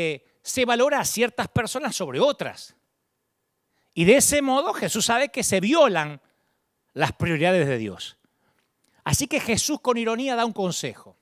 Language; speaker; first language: Spanish; native; Spanish